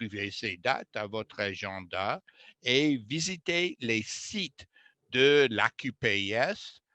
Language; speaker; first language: French; non-native, fluent; English